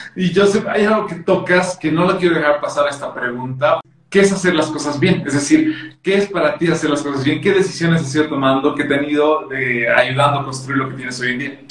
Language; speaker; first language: Spanish; native; Spanish